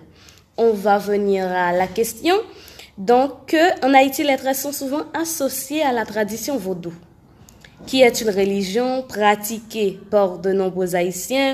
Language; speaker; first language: French; non-native, local second language; Haitian Creole